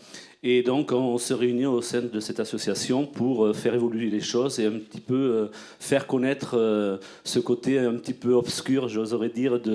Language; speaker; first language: French; native; French